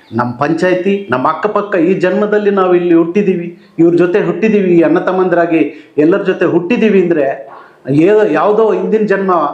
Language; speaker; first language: Kannada; native; Kannada